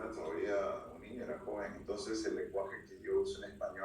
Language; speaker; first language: Spanish; early bilingual, heritage; Spanish